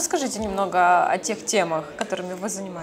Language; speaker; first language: Russian; native; Russian